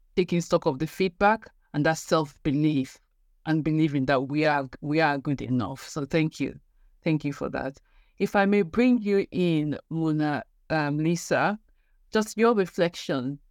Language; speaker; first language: English; non-native, local second language; Igbo